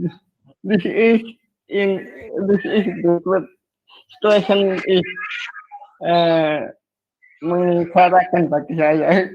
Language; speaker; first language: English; non-native, learner; Indonesian